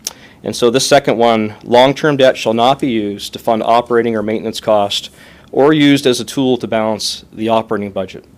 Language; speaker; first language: English; native; English